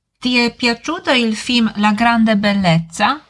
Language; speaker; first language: Italian; non-native, fluent; Polish